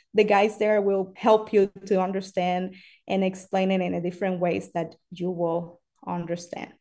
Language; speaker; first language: English; non-native, fluent; Spanish